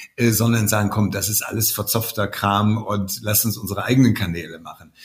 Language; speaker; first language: German; native; German